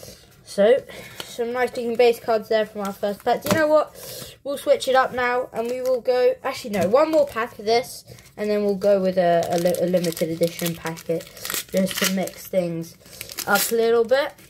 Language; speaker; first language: English; native; English